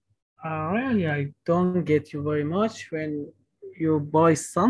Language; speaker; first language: English; non-native, learner; Kurdish